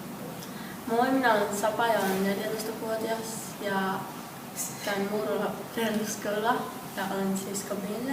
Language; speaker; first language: Finnish; early bilingual, other home language; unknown